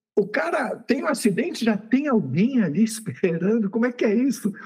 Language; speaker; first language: Portuguese; native; Portuguese